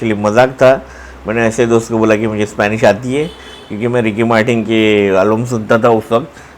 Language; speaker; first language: Hindi; non-native, local second language; Marathi